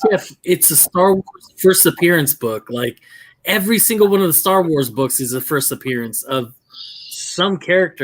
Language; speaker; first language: English; native; English